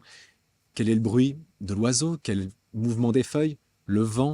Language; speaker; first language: French; native; French